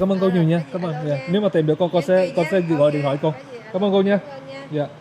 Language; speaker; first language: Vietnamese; early bilingual, heritage; Vietnamese